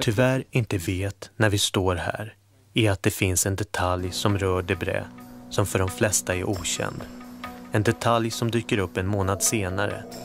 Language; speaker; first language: Swedish; native; Swedish